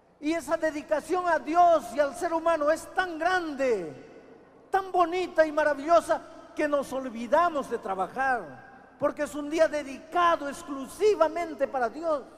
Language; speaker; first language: Spanish; native; Spanish